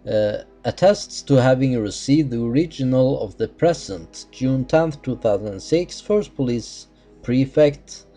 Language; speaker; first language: English; non-native, fluent; Swedish